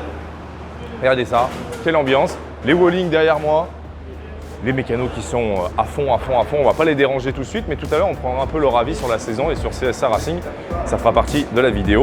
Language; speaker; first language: French; native; French